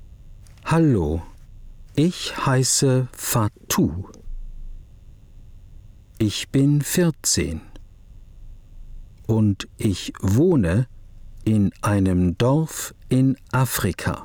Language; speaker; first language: German; non-native, fluent; English